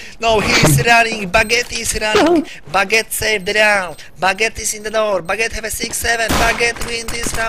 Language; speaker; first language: English; non-native, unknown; Polish